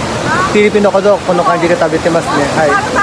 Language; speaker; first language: Japanese; non-native, fluent; Filipino